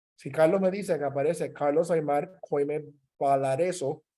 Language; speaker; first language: Spanish; early bilingual, heritage; Spanish